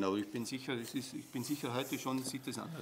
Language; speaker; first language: German; native; German